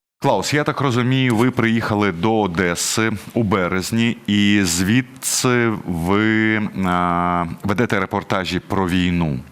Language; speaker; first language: Ukrainian; native; Ukrainian